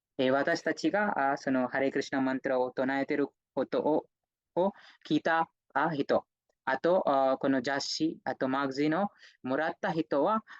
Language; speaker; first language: Japanese; non-native, fluent; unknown